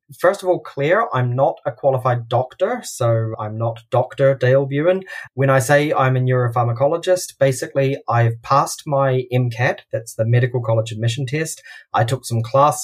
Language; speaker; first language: English; native; English